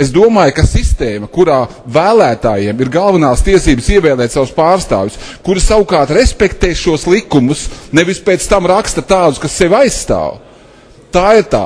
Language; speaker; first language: Latvian; native; Latvian